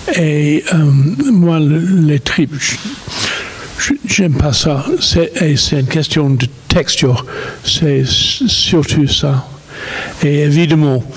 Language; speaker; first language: French; non-native, fluent; English